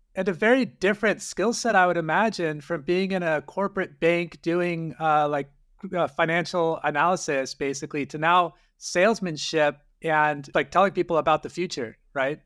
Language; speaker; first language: English; native; English